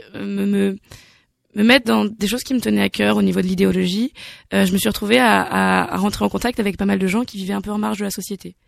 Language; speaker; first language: French; native; French